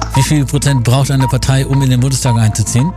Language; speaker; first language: German; native; German